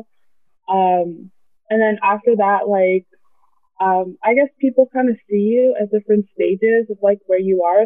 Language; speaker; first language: English; native; English